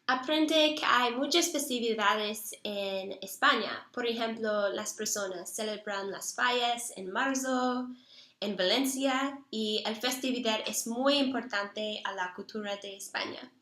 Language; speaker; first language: Spanish; non-native, learner; English